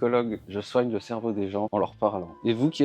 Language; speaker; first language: French; native; French